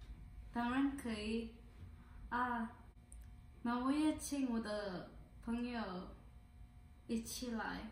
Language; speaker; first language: Chinese; non-native, learner; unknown